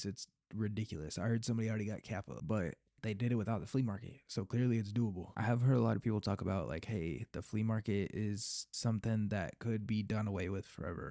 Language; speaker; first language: English; native; English